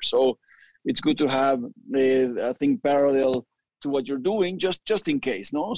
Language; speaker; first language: English; early bilingual, other home language; Spanish